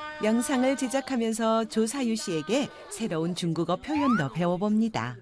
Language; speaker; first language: Korean; native; Korean